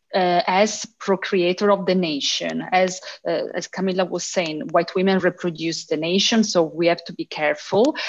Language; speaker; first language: English; early bilingual, heritage; Italian